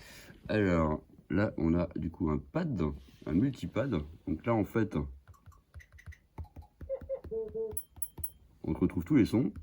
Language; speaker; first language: French; native; French